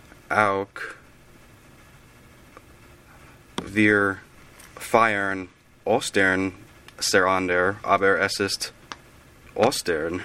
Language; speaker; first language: German; non-native, learner; English